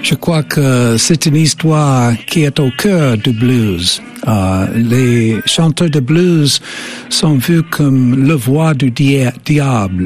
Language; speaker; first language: French; non-native, fluent; English